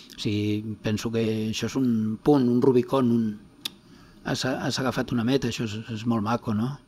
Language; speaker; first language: Catalan; non-native, local second language; Spanish